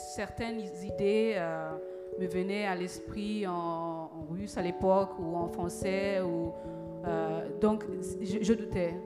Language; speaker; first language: French; early bilingual, other home language; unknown